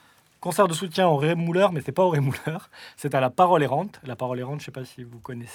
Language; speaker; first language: French; native; French